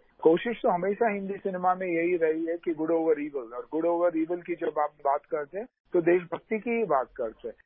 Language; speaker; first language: Hindi; non-native, local second language; Tulu